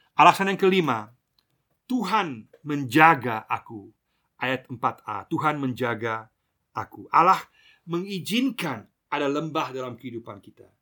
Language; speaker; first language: Indonesian; non-native, fluent; German